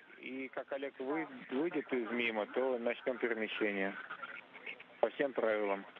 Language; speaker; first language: Russian; native; Russian